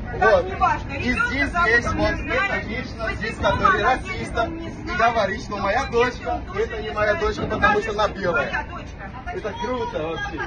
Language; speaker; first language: Russian; non-native, fluent; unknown